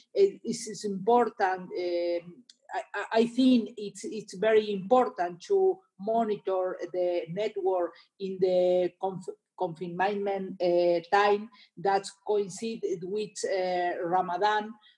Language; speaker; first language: English; non-native, learner; Spanish